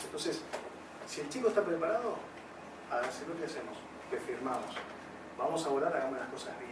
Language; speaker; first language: Spanish; native; Spanish